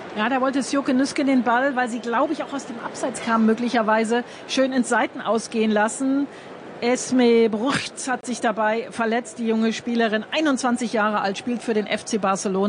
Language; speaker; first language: German; native; German